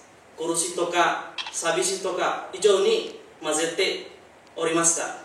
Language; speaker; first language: Japanese; non-native, learner; Indonesian